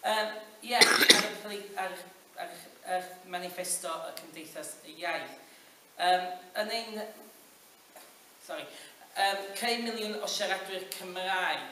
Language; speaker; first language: Welsh; native; Welsh